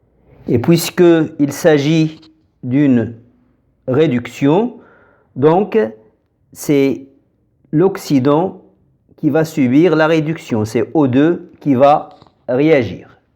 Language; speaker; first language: French; non-native, local second language; Arabic